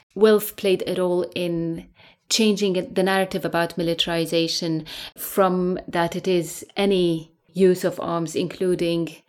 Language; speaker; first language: English; non-native, fluent; Arabic